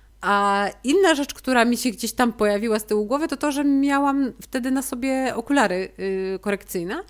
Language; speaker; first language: Polish; native; Polish